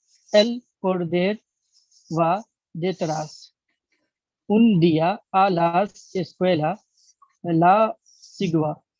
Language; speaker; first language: Spanish; non-native, learner; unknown